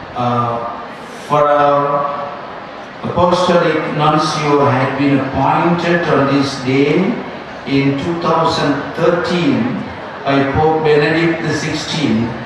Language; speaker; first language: English; non-native, local second language; Tamil